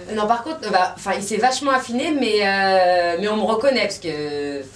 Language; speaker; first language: French; native; French